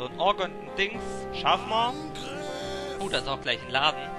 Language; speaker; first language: German; native; German